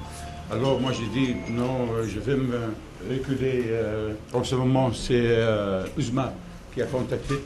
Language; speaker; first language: French; non-native, local second language; Dutch